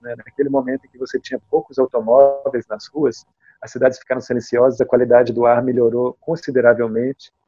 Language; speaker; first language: Portuguese; native; Portuguese